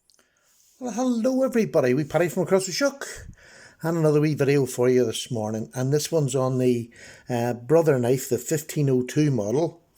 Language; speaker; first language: English; native; English